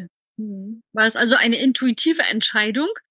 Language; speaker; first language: German; native; German